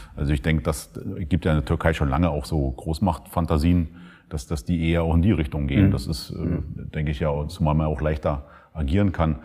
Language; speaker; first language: German; native; German